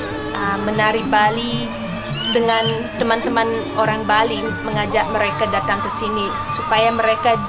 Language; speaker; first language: Indonesian; non-native, fluent; English